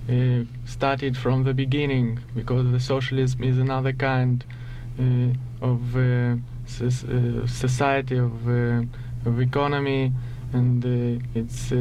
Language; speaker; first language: English; non-native, learner; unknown